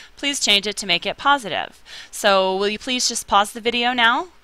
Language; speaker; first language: English; native; English